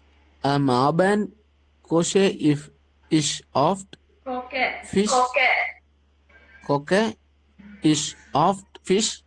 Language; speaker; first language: German; non-native, learner; Tamil